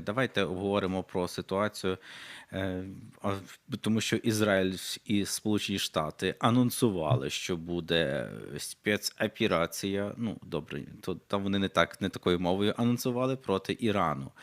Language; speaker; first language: Ukrainian; native; Ukrainian